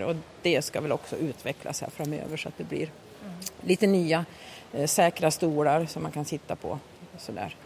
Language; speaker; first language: Swedish; native; Swedish